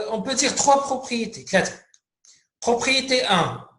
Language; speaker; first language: French; non-native, local second language; Arabic